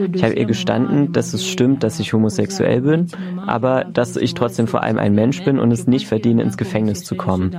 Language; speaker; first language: German; non-native, fluent; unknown